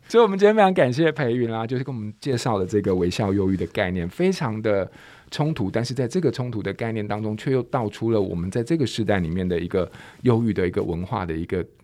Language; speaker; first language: Chinese; native; Chinese